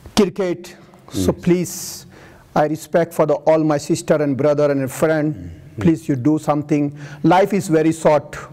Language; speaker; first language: English; non-native, local second language; Gujarati